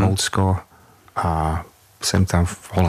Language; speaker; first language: Czech; non-native, fluent; English